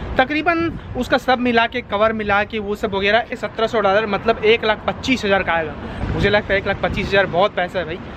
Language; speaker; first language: Hindi; native; Hindi